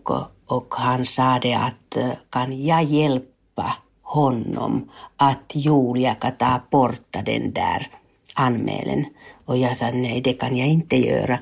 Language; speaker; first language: Swedish; non-native, learner; Finnish